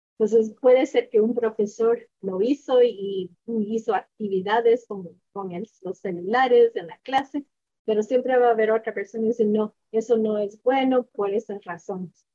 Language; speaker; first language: Spanish; early bilingual, heritage; Spanish